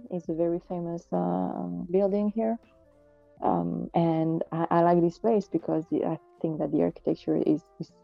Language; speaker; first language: English; non-native, fluent; French